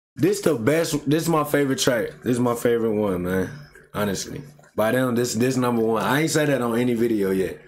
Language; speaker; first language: English; native; English